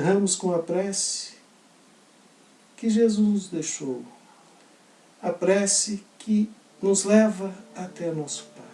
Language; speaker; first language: Portuguese; native; Portuguese